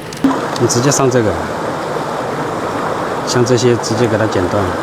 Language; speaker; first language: Chinese; native; Chinese